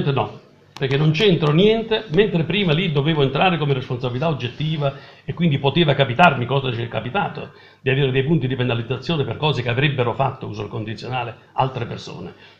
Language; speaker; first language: Italian; native; Italian